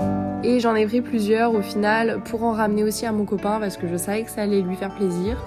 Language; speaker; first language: French; native; French